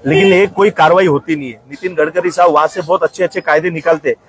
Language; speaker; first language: Hindi; non-native, local second language; Marathi